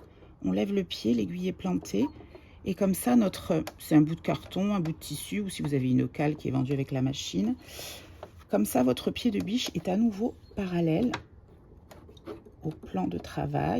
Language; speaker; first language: French; native; French